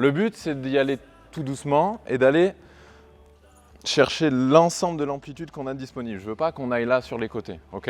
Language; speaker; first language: French; native; French